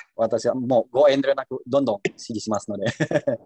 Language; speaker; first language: Japanese; non-native, learner; Indonesian